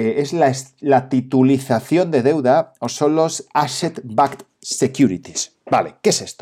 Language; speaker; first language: Spanish; native; Spanish